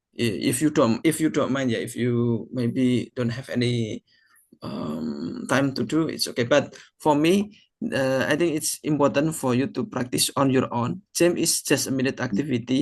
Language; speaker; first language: English; non-native, fluent; Indonesian